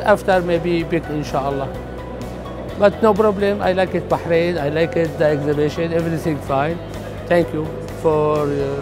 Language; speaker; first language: English; non-native, learner; Arabic